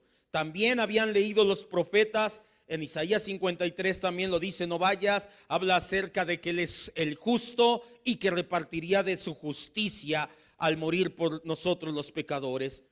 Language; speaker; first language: Spanish; native; Spanish